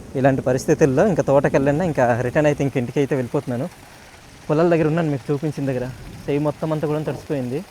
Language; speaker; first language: Telugu; non-native, local second language; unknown